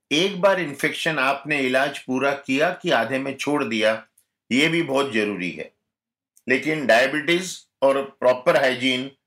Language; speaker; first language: Hindi; non-native, local second language; Gujarati